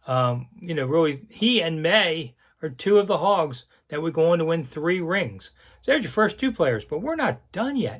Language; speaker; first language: English; native; English